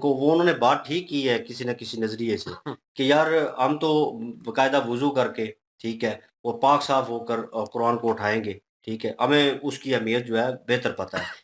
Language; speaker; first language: Urdu; non-native, local second language; Punjabi